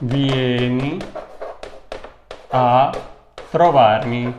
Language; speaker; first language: Italian; non-native, learner; Urdu